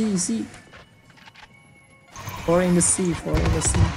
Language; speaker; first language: English; non-native, learner; Indonesian